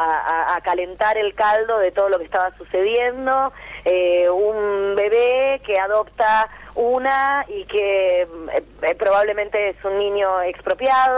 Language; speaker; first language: Spanish; native; Spanish